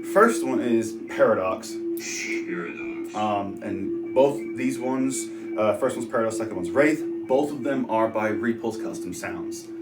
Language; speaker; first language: English; native; English